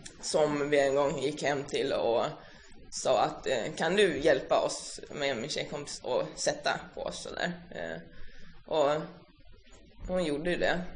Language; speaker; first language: Swedish; early bilingual, other home language; Finnish